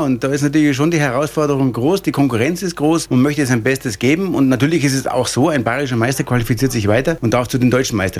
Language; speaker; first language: German; native; German